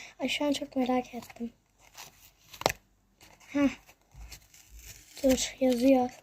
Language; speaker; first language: Turkish; native; Turkish